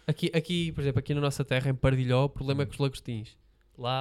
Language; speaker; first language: Portuguese; native; Portuguese